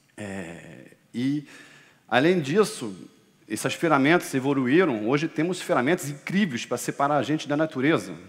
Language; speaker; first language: Portuguese; non-native, fluent; French